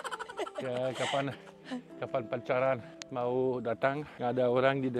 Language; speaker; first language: Indonesian; non-native, learner; French